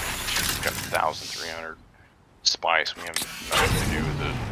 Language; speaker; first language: English; native; English